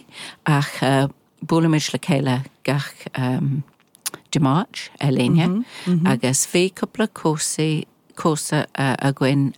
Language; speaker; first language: Irish; non-native, learner; English